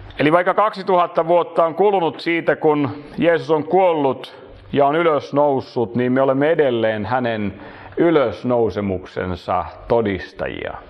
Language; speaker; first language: Finnish; native; Finnish